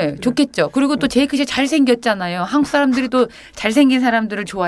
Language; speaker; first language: Korean; native; Korean